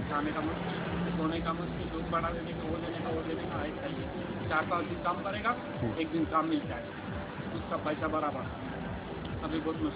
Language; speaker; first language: Hindi; non-native, learner; Bangla